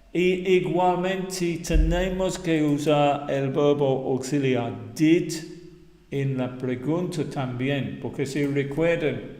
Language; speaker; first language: Spanish; non-native, fluent; English